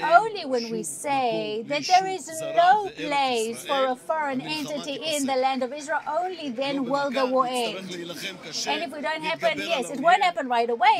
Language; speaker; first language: English; non-native, fluent; Hebrew